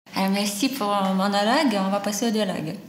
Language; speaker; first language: French; non-native, fluent; Lithuanian